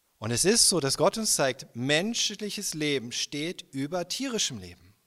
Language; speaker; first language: German; native; German